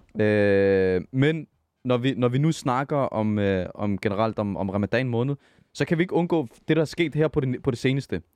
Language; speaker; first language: Danish; early bilingual, other home language; Arabic